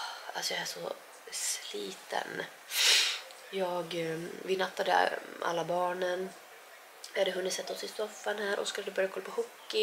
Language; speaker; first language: Swedish; native; Swedish